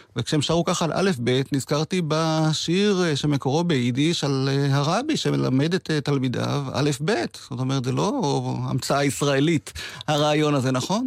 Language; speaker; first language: Hebrew; native; Hebrew